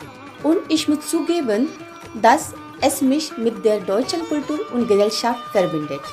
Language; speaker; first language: German; non-native, fluent; Marathi